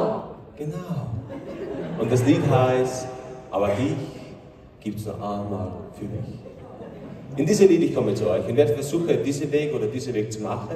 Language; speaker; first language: German; non-native, learner; Italian